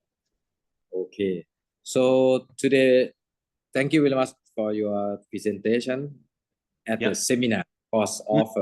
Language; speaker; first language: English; non-native, learner; Thai